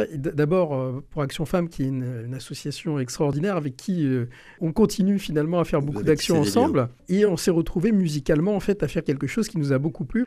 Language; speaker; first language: French; native; French